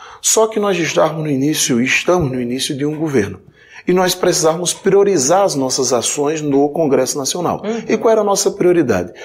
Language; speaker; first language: Portuguese; native; Portuguese